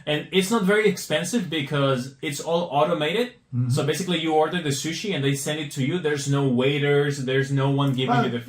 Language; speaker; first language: English; non-native, fluent; Spanish